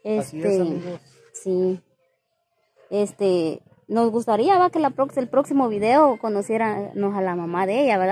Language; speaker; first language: Spanish; native; Spanish